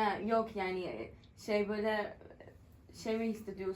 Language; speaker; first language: Turkish; non-native, learner; Arabic